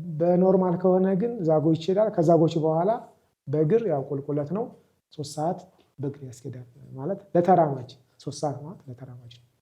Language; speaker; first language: Amharic; native; Amharic